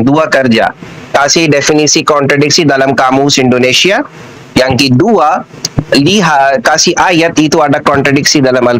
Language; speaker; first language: Indonesian; non-native, learner; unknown